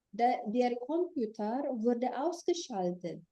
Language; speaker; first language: German; non-native, fluent; Indonesian